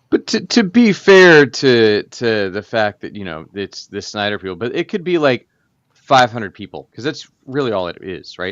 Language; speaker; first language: English; native; English